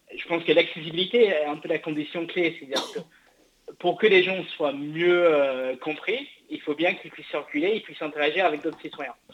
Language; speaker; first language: French; non-native, fluent; English